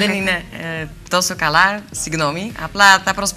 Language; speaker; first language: Greek; non-native, learner; Slovak